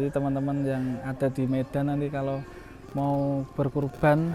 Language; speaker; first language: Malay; non-native, local second language; Javanese